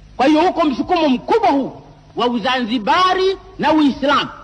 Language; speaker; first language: Swahili; non-native, local second language; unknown